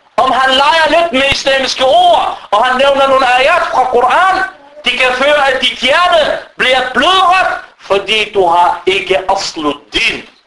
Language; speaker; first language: Danish; non-native, fluent; Arabic